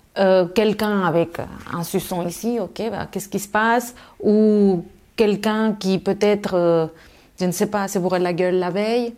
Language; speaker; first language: French; non-native, fluent; Spanish